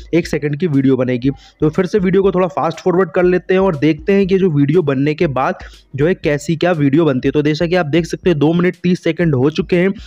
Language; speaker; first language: Hindi; native; Hindi